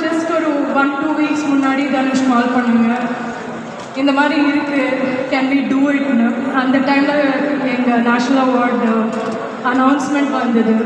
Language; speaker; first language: Tamil; non-native, local second language; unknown